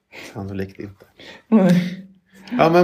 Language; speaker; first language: Swedish; native; Swedish